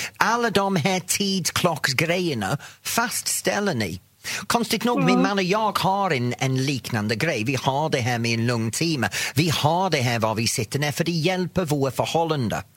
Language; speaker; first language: Swedish; non-native, fluent; English